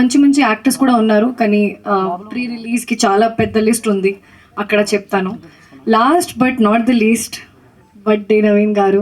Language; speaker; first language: Telugu; non-native, fluent; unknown